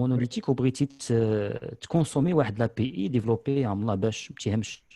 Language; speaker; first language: Arabic; native; Arabic